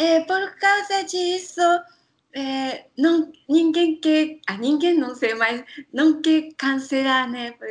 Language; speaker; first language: Portuguese; non-native, learner; Japanese